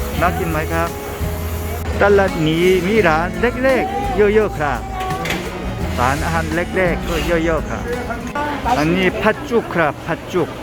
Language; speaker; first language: Thai; non-native, learner; Korean